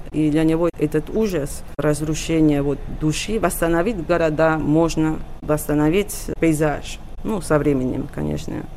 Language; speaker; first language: Russian; non-native, fluent; Catalan